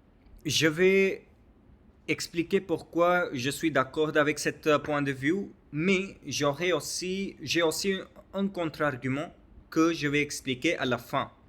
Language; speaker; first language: French; non-native, learner; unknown